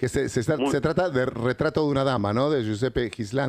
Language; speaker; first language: Spanish; native; Spanish